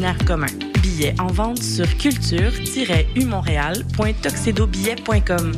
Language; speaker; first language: French; native; French